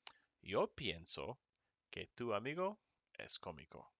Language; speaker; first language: Spanish; non-native, fluent; English